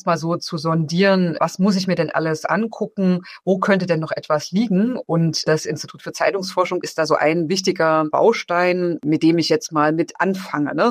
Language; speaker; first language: German; native; German